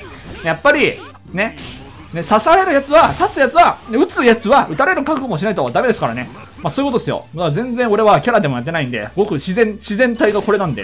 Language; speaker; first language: Japanese; native; Japanese